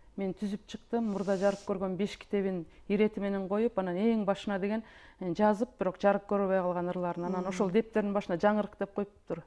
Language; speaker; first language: Kyrgyz; native; Kyrgyz